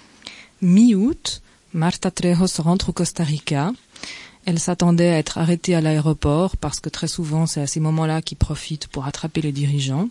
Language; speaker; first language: French; native; French